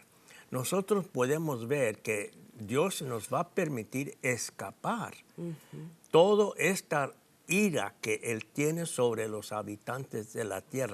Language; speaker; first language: Spanish; non-native, fluent; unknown